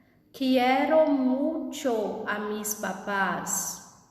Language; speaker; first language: Spanish; non-native, fluent; Portuguese